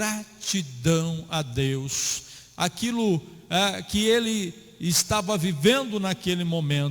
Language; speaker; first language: Portuguese; native; Portuguese